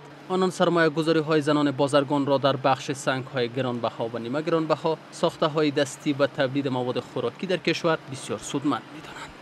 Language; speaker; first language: Persian; native; Persian